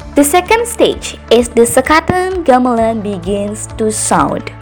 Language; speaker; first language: English; non-native, fluent; Indonesian